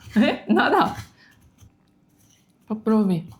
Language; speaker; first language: Russian; non-native, learner; Japanese